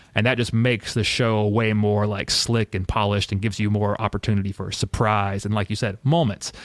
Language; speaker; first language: English; native; English